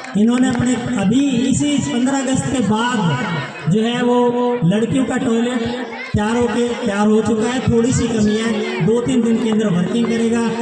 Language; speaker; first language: Hindi; native; Hindi